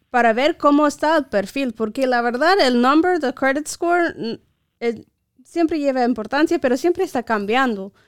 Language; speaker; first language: Spanish; non-native, fluent; English